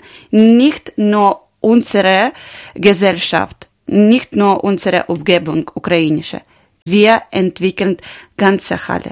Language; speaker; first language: German; non-native, learner; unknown